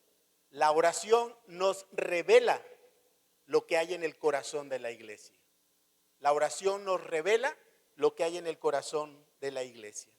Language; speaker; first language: Spanish; native; Spanish